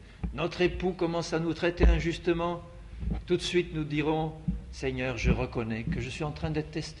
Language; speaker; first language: French; native; French